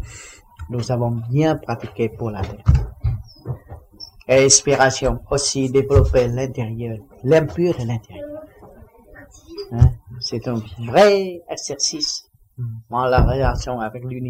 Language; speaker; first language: French; non-native, learner; Vietnamese